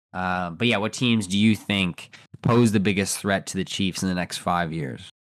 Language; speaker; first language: English; native; English